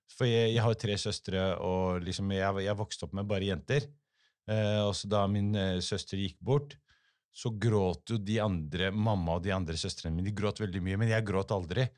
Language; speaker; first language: Norwegian; early bilingual, other home language; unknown